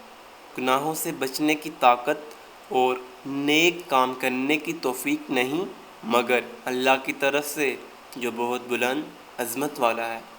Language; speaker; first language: Urdu; native; Urdu